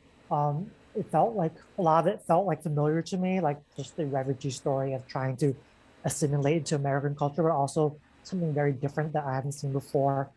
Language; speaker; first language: English; native; English